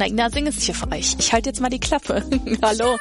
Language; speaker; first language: German; native; German